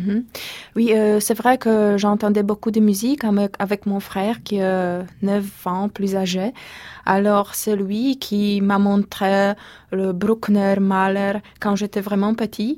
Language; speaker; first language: French; non-native, fluent; Polish